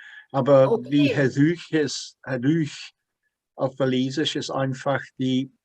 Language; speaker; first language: German; non-native, learner; English